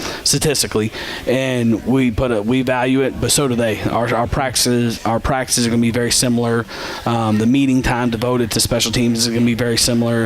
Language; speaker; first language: English; native; English